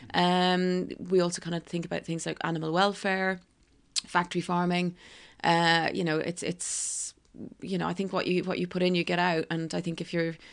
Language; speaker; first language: English; native; English